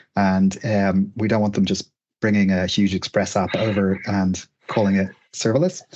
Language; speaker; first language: English; native; English